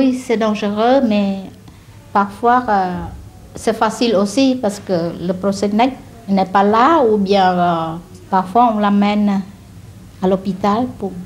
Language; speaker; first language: French; non-native, learner; Khmer